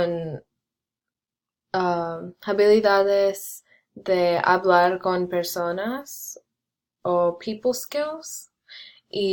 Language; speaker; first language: Spanish; non-native, learner; English